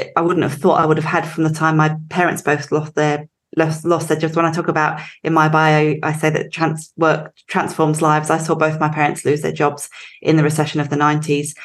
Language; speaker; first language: English; native; English